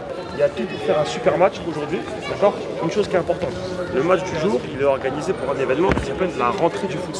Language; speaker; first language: French; native; French